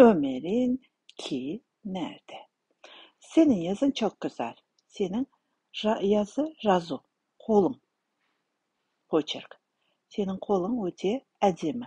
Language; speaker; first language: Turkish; non-native, fluent; Kazakh